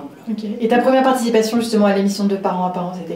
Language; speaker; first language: French; native; French